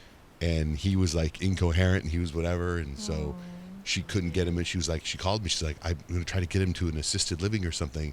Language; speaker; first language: English; native; English